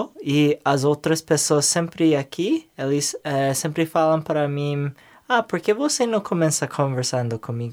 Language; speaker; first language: Portuguese; non-native, learner; English